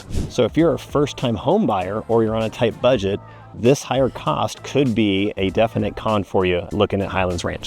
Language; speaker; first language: English; native; English